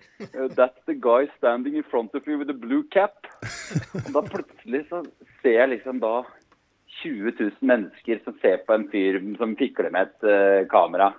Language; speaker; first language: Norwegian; native; Norwegian